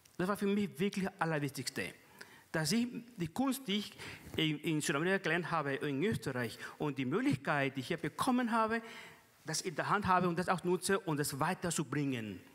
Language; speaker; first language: German; non-native, fluent; Spanish